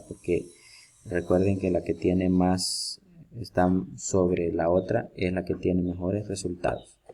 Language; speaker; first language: Spanish; native; Spanish